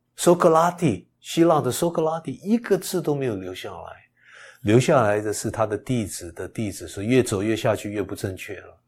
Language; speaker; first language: Chinese; early bilingual, heritage; Chinese